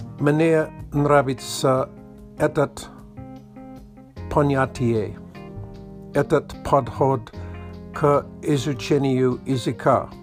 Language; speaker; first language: Russian; non-native, learner; English